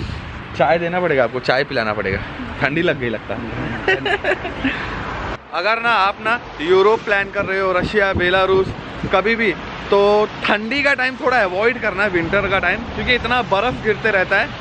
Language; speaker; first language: Hindi; native; Hindi